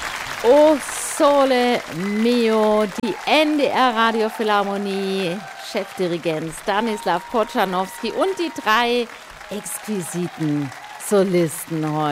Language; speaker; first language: German; native; German